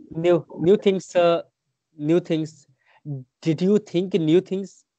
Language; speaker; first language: English; non-native, fluent; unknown